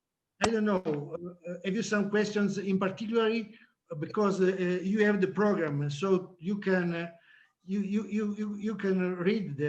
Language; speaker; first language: English; non-native, learner; Italian